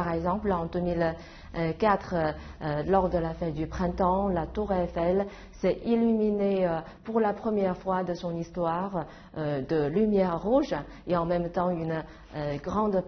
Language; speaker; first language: French; non-native, fluent; Chinese